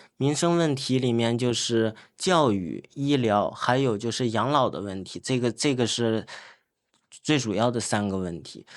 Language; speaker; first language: Chinese; native; Chinese